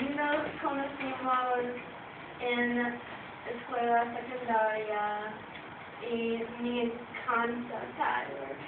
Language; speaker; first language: Spanish; non-native, learner; English